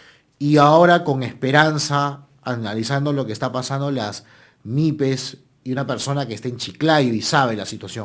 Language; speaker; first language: Spanish; native; Spanish